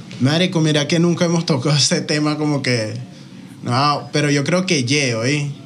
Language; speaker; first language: Spanish; native; Spanish